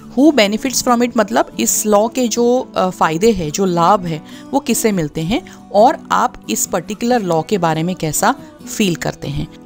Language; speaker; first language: Hindi; non-native, local second language; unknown